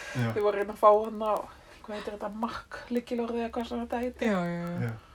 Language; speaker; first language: Icelandic; native; Icelandic